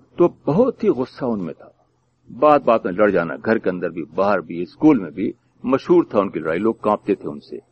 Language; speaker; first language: Urdu; native; Urdu